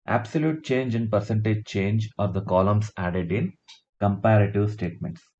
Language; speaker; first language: English; non-native, local second language; Kannada